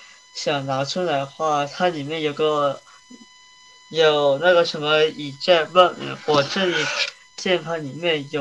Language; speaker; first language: Chinese; early bilingual, heritage; Chinese